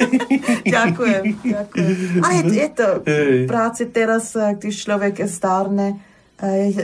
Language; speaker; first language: Slovak; non-native, fluent; German